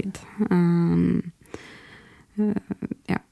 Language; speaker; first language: Norwegian; early bilingual, other home language; Arabic